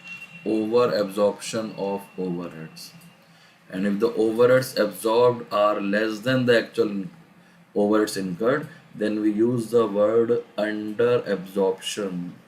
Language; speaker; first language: English; non-native, local second language; Hindi